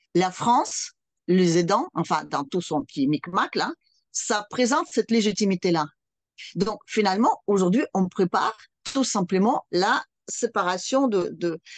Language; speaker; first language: French; non-native, fluent; Russian